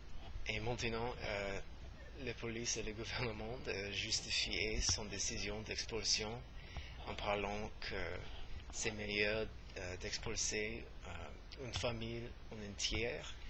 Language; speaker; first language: French; non-native, learner; English